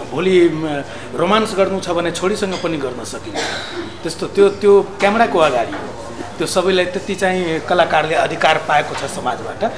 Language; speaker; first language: Nepali; non-native, local second language; Maithili